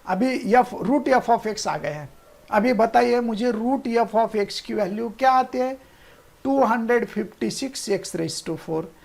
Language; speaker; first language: Hindi; non-native, local second language; Marathi